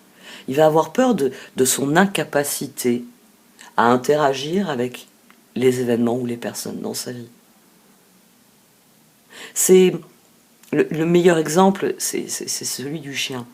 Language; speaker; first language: French; native; French